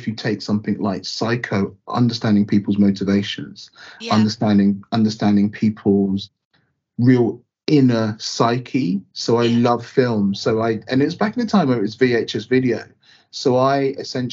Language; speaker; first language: English; native; English